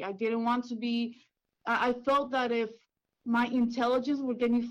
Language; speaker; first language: English; early bilingual, other home language; Spanish